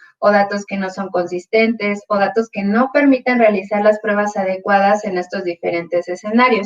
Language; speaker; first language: Spanish; native; Spanish